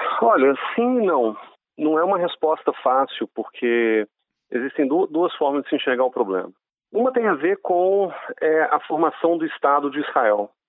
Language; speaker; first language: Portuguese; non-native, fluent; Hebrew